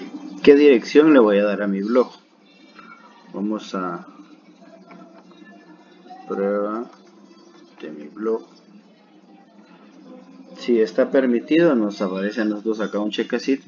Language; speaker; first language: Spanish; native; Spanish